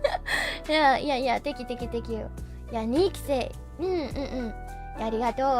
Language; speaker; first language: Japanese; non-native, learner; English